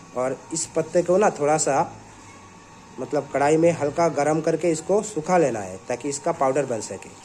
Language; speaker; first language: Hindi; non-native, local second language; Bangla